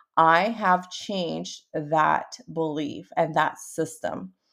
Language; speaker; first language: English; early bilingual, other home language; Portuguese